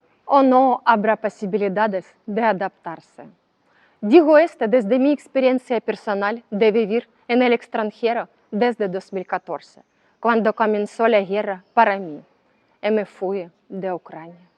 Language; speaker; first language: Spanish; non-native, learner; Russian